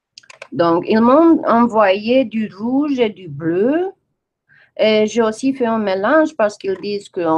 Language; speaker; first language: French; non-native, fluent; English